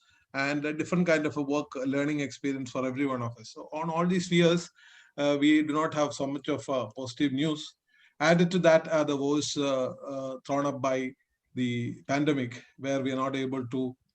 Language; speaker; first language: English; non-native, local second language; Malayalam